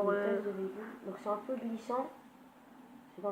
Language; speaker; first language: French; native; French